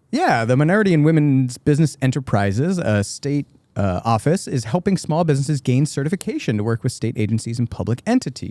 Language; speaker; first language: English; native; English